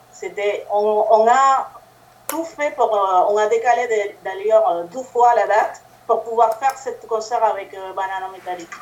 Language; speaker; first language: French; non-native, fluent; Spanish